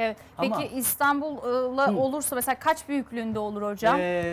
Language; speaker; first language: Turkish; native; Turkish